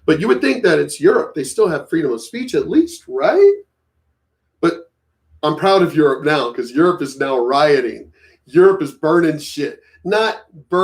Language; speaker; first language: English; native; English